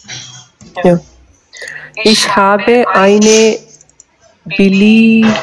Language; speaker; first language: German; non-native, learner; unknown